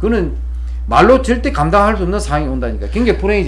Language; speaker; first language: Korean; native; Korean